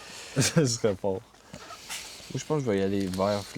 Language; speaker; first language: French; native; French